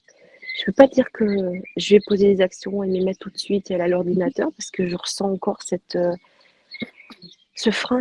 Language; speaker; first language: French; native; French